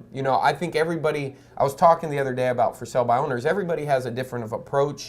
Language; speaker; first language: English; native; English